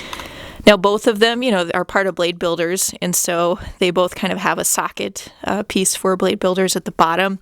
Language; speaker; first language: English; native; English